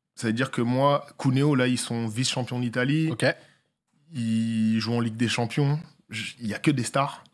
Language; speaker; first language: French; native; French